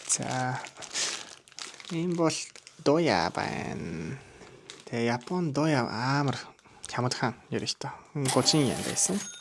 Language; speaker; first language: Mongolian; non-native, learner; Japanese